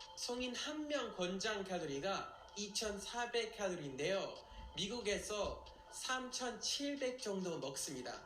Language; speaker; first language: Korean; non-native, fluent; English